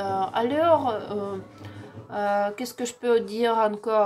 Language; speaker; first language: French; non-native, learner; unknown